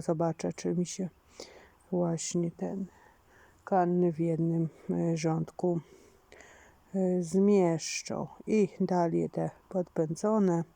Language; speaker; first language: Polish; native; Polish